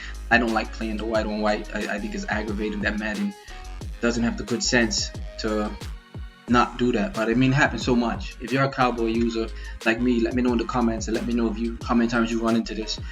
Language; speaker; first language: English; native; English